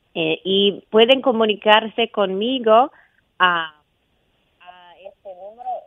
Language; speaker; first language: Spanish; non-native, fluent; English